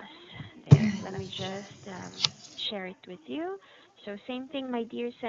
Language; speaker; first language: English; non-native, fluent; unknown